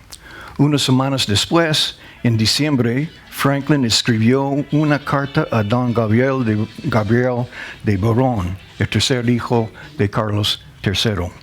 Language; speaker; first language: Spanish; non-native, learner; English